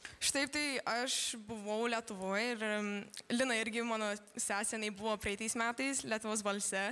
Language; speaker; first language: Lithuanian; early bilingual, heritage; Lithuanian